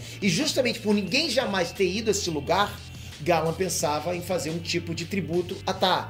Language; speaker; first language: Portuguese; native; Portuguese